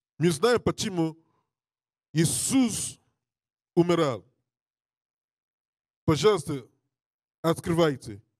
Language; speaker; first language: Russian; non-native, learner; English